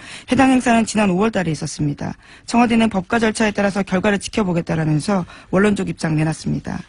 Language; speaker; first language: Korean; native; Korean